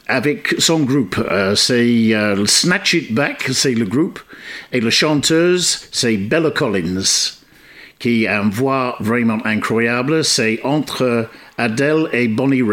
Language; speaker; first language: French; non-native, fluent; English